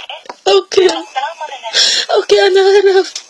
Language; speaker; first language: Arabic; non-native, learner; Filipino